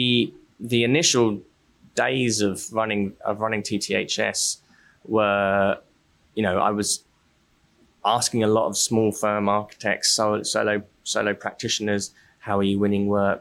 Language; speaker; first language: English; native; English